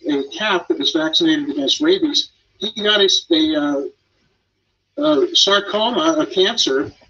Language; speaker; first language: English; native; English